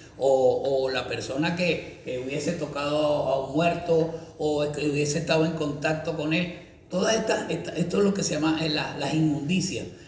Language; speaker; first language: Spanish; native; Spanish